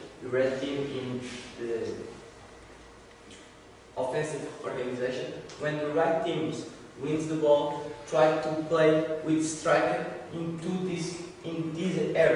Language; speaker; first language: English; non-native, learner; Portuguese